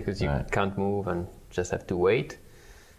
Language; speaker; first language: English; non-native, fluent; Italian